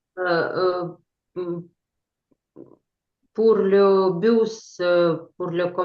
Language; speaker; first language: French; non-native, learner; Ukrainian